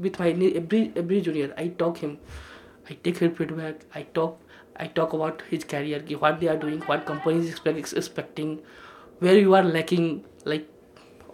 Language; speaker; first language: English; non-native, local second language; Hindi